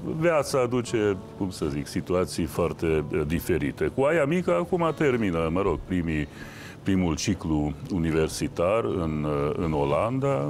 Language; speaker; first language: Romanian; non-native, local second language; Hungarian